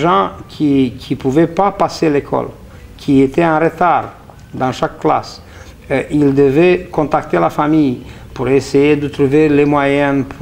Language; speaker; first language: French; non-native, fluent; Romanian